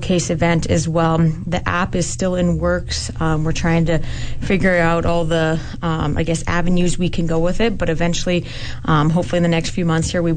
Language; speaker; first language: English; native; English